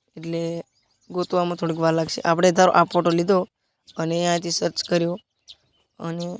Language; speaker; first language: Gujarati; native; Gujarati